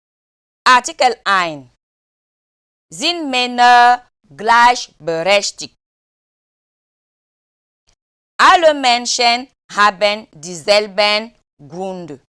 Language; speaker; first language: German; non-native, learner; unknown